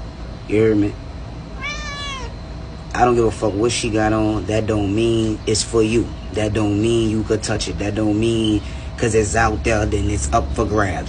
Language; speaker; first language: English; native; English